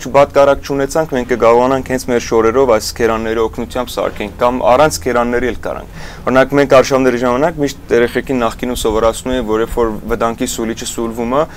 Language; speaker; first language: Armenian; early bilingual, heritage; Armenian